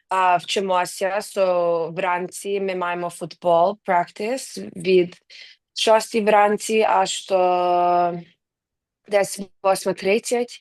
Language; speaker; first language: Ukrainian; early bilingual, heritage; English